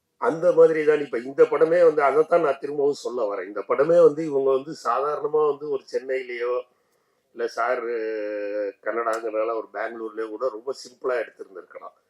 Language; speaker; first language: Tamil; native; Tamil